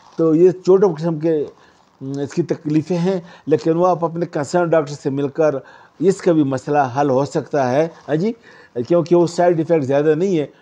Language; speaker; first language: Urdu; non-native, local second language; Pashto